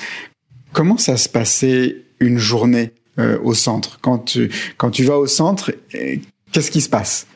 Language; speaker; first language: French; native; French